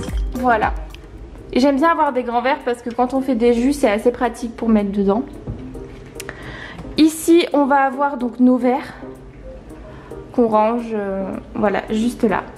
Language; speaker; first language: French; native; French